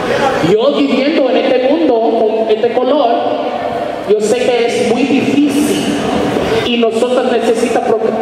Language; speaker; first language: Spanish; non-native, learner; English